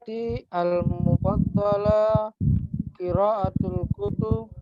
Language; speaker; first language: Arabic; non-native, learner; Indonesian